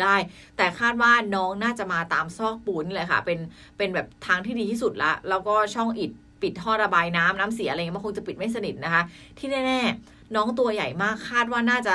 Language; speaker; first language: Thai; native; Thai